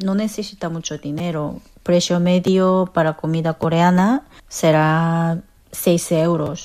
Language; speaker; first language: Spanish; non-native, fluent; Korean